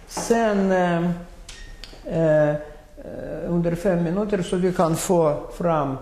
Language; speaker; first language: Swedish; non-native, fluent; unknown